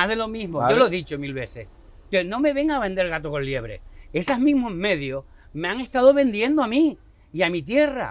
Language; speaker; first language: Spanish; native; Spanish